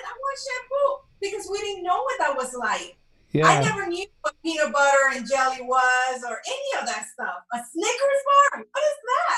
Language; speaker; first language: English; non-native, fluent; Spanish